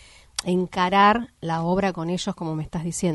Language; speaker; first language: Spanish; native; Spanish